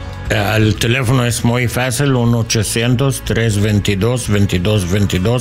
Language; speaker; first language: Spanish; non-native, learner; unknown